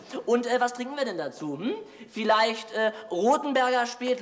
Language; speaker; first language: German; native; German